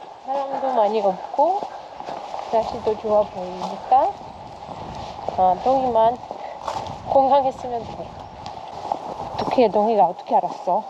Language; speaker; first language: Korean; non-native, fluent; Russian